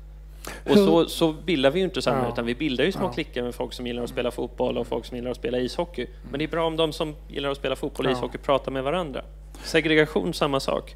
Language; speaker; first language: Swedish; native; Swedish